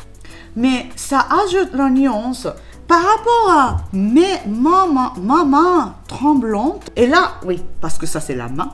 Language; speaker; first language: French; non-native, learner; Japanese